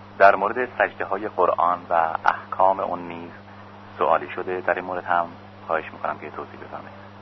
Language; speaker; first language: Persian; native; Persian